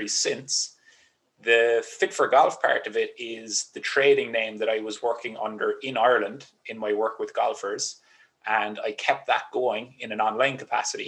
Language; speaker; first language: English; native; English